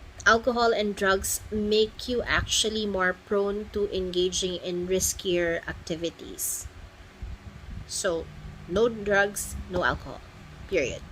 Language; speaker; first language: English; non-native, local second language; Filipino